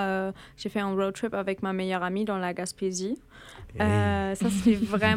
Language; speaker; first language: French; non-native, fluent; German